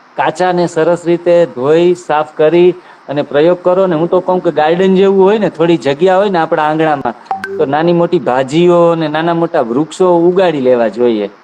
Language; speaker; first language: Gujarati; native; Gujarati